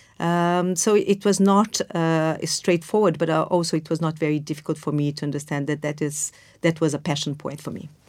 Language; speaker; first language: English; non-native, fluent; Portuguese